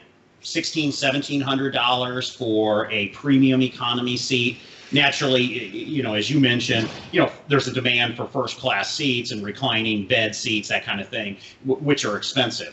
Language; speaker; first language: English; native; English